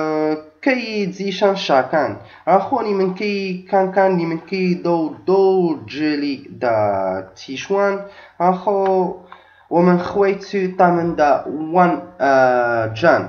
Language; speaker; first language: Chinese; non-native, learner; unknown